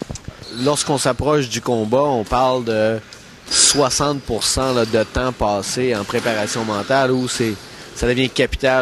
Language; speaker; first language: French; native; French